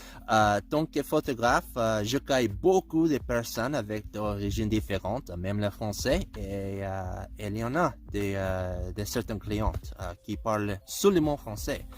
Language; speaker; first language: French; non-native, learner; English